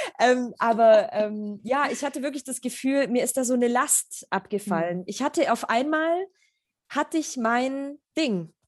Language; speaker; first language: German; early bilingual, other home language; Polish